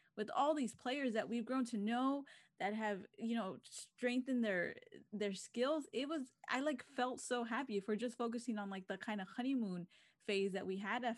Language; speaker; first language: English; early bilingual, other home language; Spanish